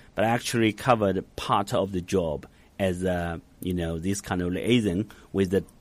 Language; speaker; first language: English; non-native, fluent; Chinese